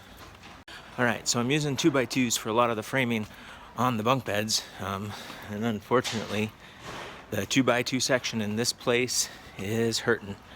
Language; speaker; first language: English; native; English